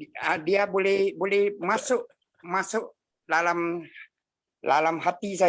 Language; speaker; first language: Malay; non-native, local second language; Chinese